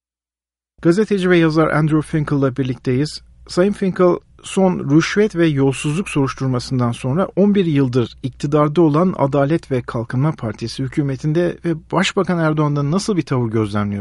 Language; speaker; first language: Turkish; native; Turkish